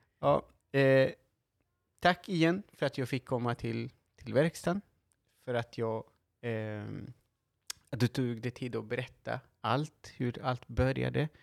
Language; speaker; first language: Swedish; non-native, fluent; Spanish